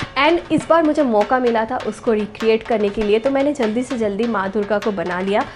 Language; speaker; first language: Hindi; non-native, local second language; Bangla